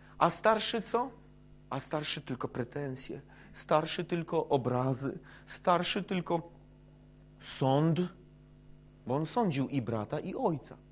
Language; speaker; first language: Polish; non-native, fluent; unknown